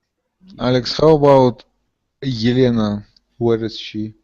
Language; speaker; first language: English; non-native, learner; Russian